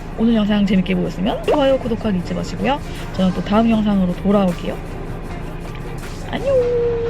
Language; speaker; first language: Korean; native; Korean